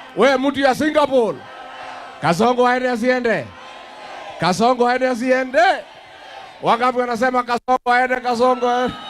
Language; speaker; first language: Swahili; non-native, local second language; Kikuyu